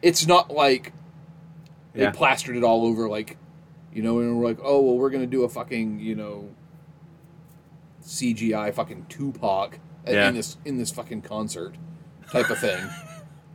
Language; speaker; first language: English; native; English